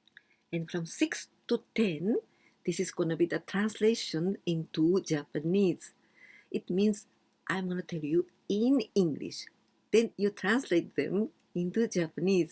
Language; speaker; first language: English; non-native, fluent; Japanese